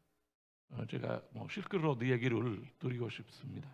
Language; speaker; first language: Korean; non-native, fluent; Italian